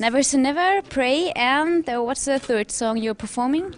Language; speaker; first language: English; non-native, fluent; German